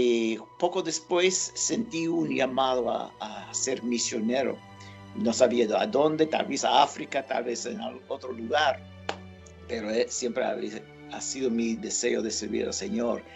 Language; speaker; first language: Spanish; non-native, fluent; English